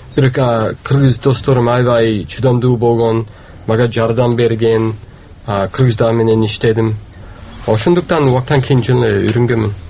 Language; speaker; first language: Kyrgyz; non-native, fluent; English